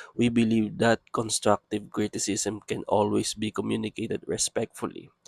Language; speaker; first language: English; non-native, local second language; Filipino